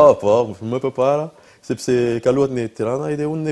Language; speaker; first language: Albanian; non-native, learner; French